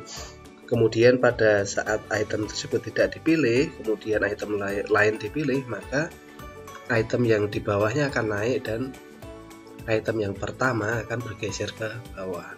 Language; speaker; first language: Indonesian; native; Indonesian